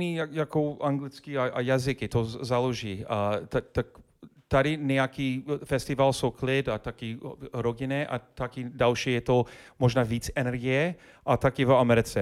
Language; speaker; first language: Czech; non-native, learner; English